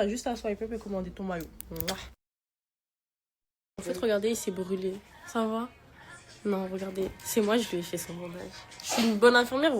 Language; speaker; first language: French; native; French